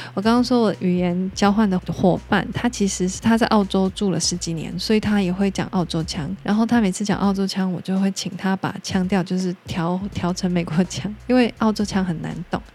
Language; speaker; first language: Chinese; non-native, local second language; Min Nan Chinese